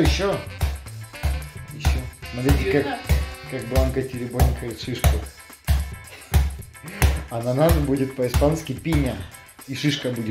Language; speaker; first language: Russian; native; Russian